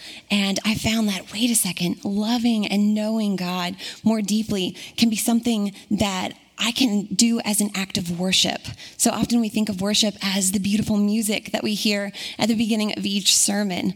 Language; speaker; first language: English; native; English